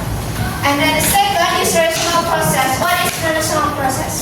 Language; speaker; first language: English; non-native, fluent; Indonesian